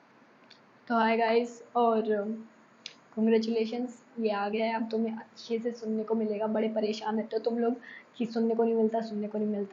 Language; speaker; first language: Hindi; native; Hindi